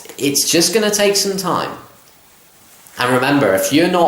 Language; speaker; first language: English; native; English